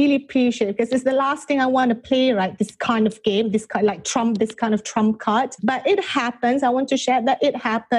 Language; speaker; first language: English; non-native, local second language; Malay